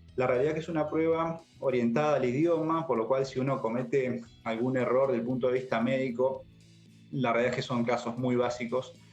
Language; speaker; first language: Spanish; native; Spanish